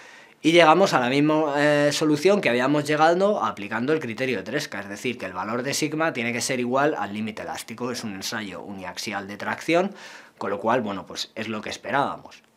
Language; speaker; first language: Spanish; native; Spanish